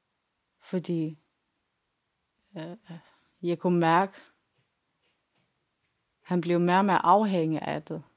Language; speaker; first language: Danish; non-native, local second language; Kalaallisut